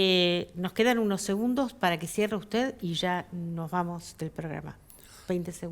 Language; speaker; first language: Spanish; native; Spanish